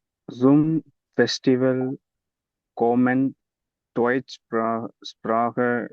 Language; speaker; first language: German; non-native, learner; Tamil